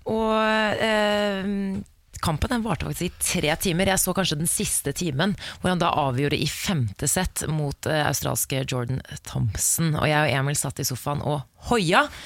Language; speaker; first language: Norwegian; early bilingual, other home language; English